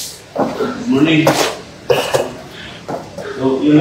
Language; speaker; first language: Filipino; native; Filipino